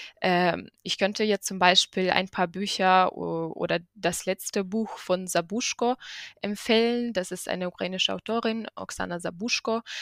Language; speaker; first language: German; non-native, fluent; Ukrainian